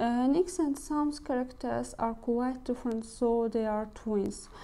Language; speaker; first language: English; non-native, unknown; Azerbaijani